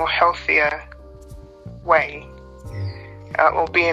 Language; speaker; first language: English; native; English